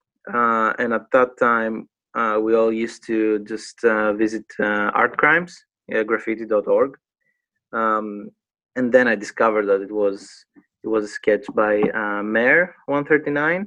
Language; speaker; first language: English; non-native, fluent; Greek